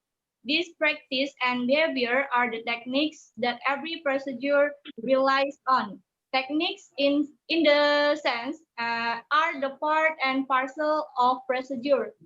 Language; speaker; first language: English; non-native, learner; Indonesian